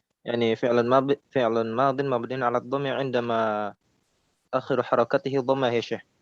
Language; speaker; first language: Arabic; non-native, learner; Indonesian